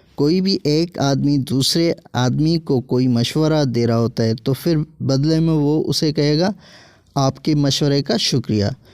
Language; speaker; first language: Urdu; native; Urdu